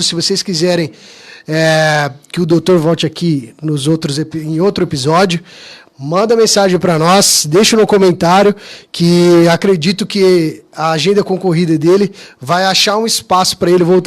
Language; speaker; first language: Portuguese; native; Portuguese